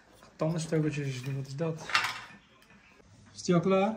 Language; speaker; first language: Dutch; native; Dutch